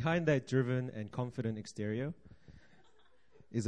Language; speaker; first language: English; native; English